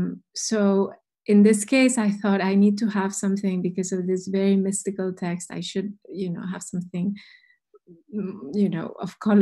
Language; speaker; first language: English; non-native, fluent; Spanish